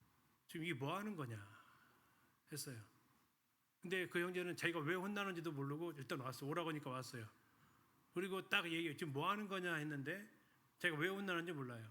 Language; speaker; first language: Korean; native; Korean